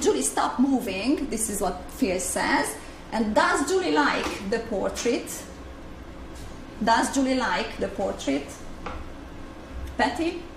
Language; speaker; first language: English; non-native, fluent; Hungarian